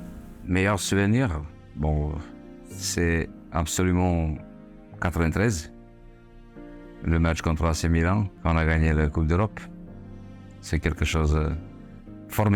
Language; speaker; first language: French; non-native, fluent; Serbian